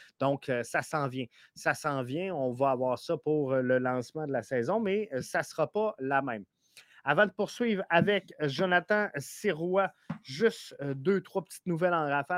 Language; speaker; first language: French; native; French